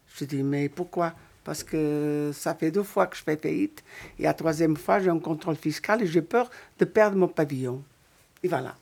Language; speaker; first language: French; non-native, fluent; Portuguese